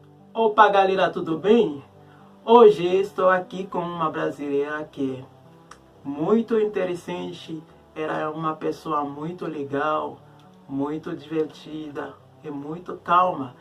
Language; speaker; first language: Portuguese; non-native, learner; Haitian Creole